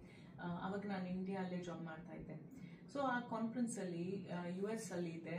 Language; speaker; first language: Kannada; non-native, local second language; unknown